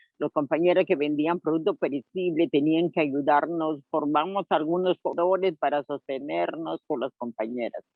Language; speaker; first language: Spanish; native; Spanish